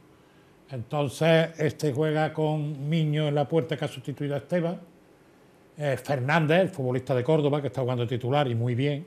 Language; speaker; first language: Spanish; native; Spanish